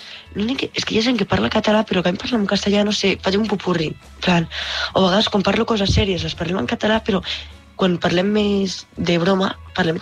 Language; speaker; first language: Catalan; non-native, local second language; Spanish